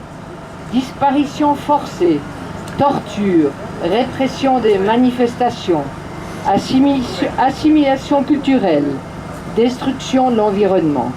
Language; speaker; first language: French; native; French